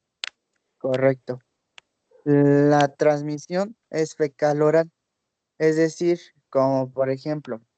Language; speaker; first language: Spanish; native; Spanish